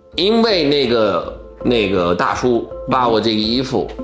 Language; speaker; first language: Chinese; non-native, fluent; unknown